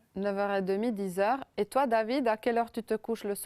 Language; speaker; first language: French; non-native, fluent; Romanian